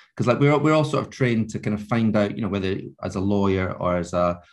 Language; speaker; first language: English; native; English